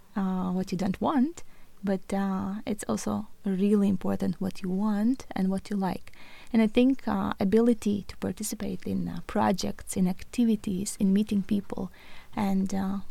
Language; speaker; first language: English; non-native, fluent; Latvian